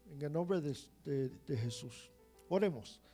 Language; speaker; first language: Spanish; non-native, fluent; English